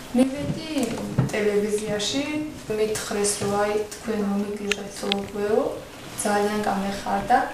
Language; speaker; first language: Georgian; non-native, local second language; Azerbaijani